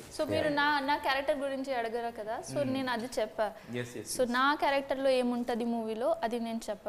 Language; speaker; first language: Telugu; non-native, fluent; Hindi